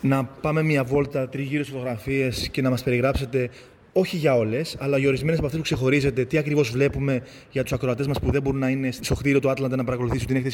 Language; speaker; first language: Greek; native; Greek